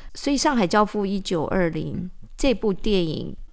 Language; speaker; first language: Chinese; native; Chinese